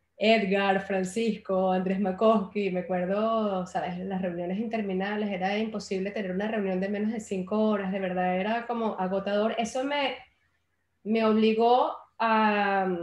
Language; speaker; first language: Spanish; native; Spanish